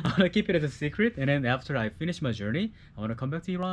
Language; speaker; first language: English; non-native, fluent; Korean